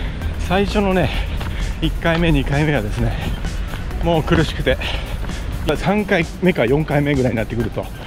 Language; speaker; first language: Japanese; native; Japanese